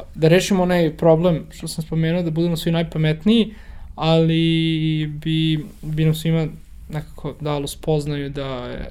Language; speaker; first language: Serbian; native; Serbian